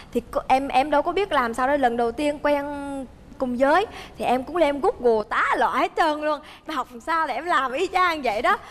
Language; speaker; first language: Vietnamese; early bilingual, heritage; Vietnamese